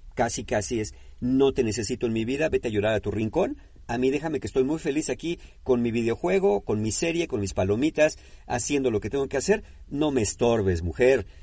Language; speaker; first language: Spanish; native; Spanish